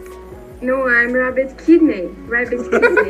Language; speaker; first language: English; non-native, learner; Russian